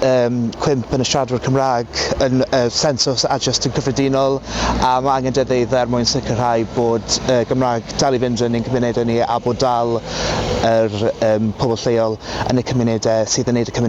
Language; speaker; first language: Welsh; native; Welsh